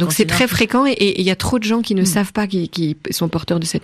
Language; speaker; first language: French; native; French